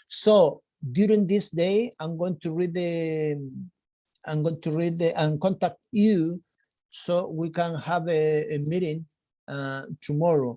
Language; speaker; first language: English; non-native, fluent; Spanish